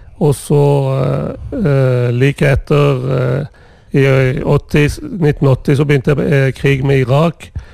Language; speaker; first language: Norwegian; non-native, fluent; Persian